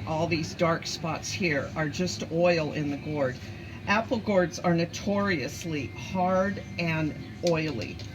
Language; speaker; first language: English; native; English